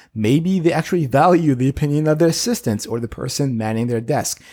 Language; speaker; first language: English; non-native, fluent; French